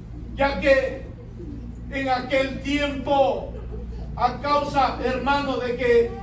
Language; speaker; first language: Spanish; native; Spanish